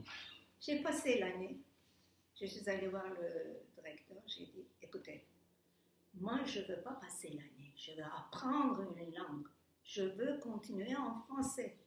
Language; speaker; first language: French; non-native, fluent; Turkish